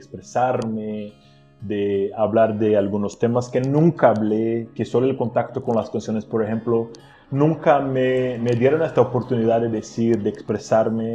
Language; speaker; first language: Spanish; non-native, fluent; Portuguese